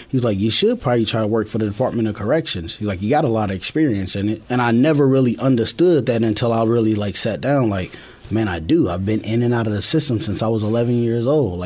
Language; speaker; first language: English; native; English